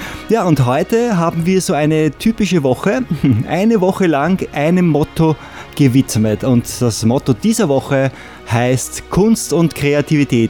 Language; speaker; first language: German; native; German